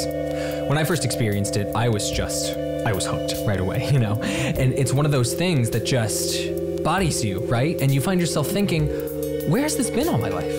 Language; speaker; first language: English; native; English